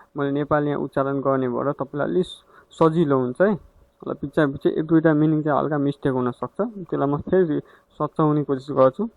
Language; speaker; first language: Nepali; native; Nepali